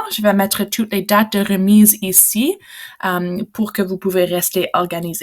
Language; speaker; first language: French; non-native, local second language; English